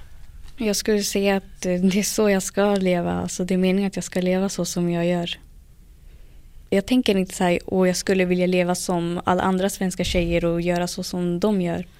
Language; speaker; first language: Swedish; early bilingual, other home language; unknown